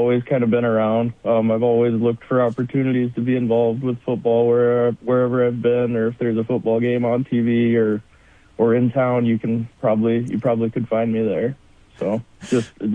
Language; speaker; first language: English; native; English